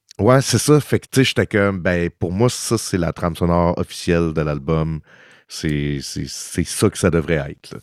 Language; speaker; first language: French; early bilingual, heritage; French